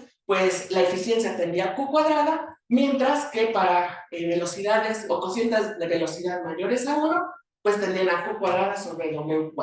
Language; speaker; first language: Spanish; native; Spanish